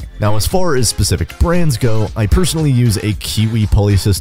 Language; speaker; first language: English; native; English